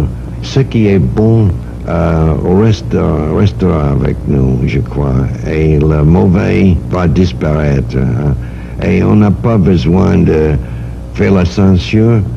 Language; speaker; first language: French; non-native, fluent; English